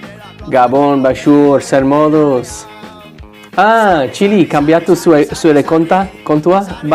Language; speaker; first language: Basque; non-native, learner; English